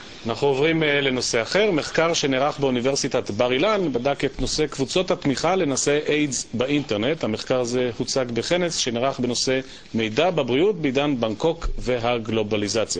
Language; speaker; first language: Hebrew; native; Hebrew